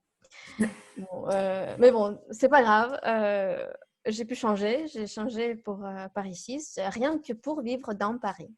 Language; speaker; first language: French; non-native, fluent; Kazakh